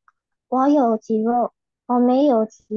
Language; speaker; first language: Chinese; non-native, learner; Burmese